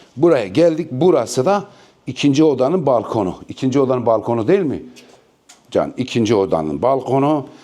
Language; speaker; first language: Turkish; native; Turkish